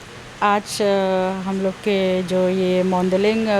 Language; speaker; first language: Hindi; non-native, learner; Caribbean Hindustani